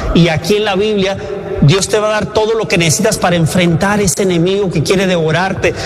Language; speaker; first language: Spanish; native; Spanish